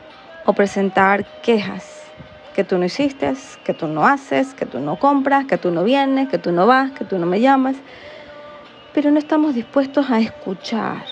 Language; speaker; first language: Spanish; native; Spanish